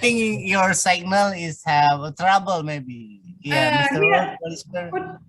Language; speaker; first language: English; non-native, fluent; Indonesian